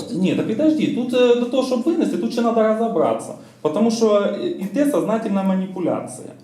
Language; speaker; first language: Ukrainian; native; Ukrainian